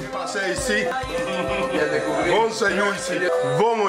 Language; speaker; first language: French; non-native, learner; Spanish